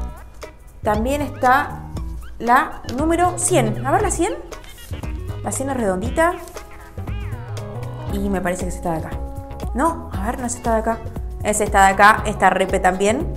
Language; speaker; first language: Spanish; native; Spanish